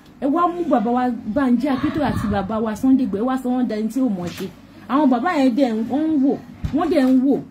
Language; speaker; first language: Yoruba; native; Yoruba